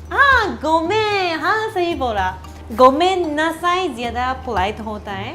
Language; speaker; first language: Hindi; non-native, fluent; Japanese